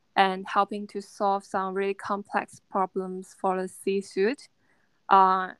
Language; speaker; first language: English; non-native, fluent; Chinese